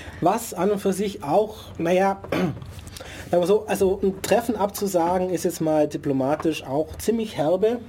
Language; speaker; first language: German; native; German